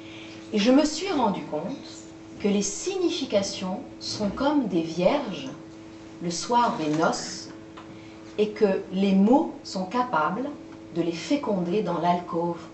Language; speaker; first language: French; native; French